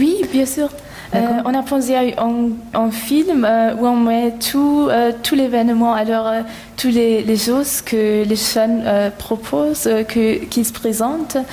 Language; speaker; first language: French; non-native, fluent; German